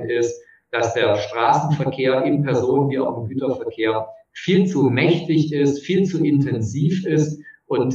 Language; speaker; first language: German; native; German